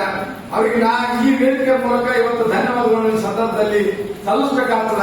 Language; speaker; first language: Kannada; native; Kannada